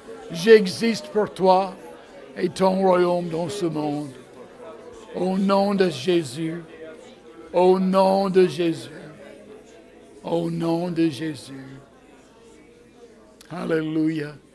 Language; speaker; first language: French; non-native, fluent; English